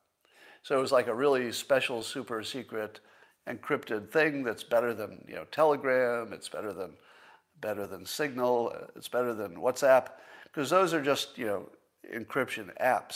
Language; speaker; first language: English; native; English